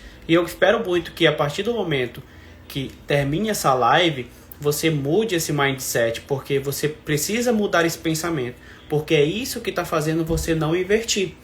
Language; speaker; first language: Portuguese; native; Portuguese